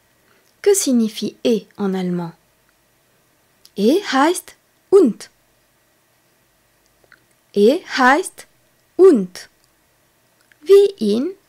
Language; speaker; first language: German; non-native, fluent; French